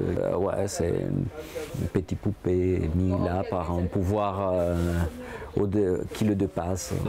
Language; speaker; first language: French; non-native, fluent; Italian